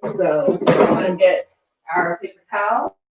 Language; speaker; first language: English; native; English